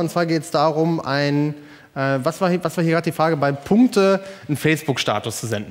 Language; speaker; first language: German; native; German